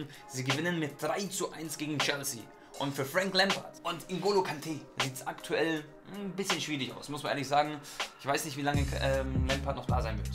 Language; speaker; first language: German; native; German